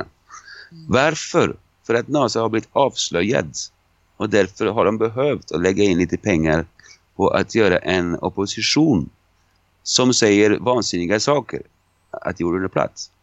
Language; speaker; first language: Swedish; non-native, fluent; Italian